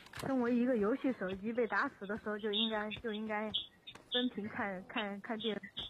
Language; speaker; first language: Chinese; native; Chinese